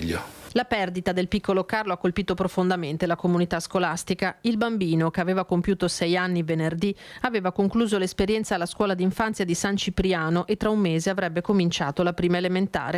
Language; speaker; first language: Italian; native; Italian